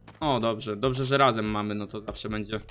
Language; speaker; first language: Polish; native; Polish